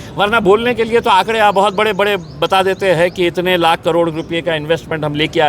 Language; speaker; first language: Hindi; non-native, local second language; Marathi